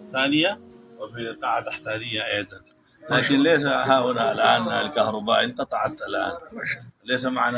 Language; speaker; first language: Arabic; non-native, fluent; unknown